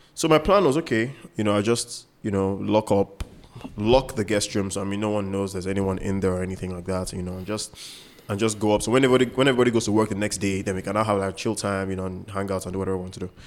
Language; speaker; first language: English; non-native, local second language; Yoruba